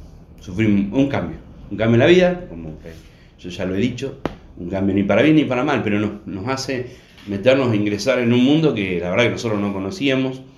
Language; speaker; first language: Spanish; native; Spanish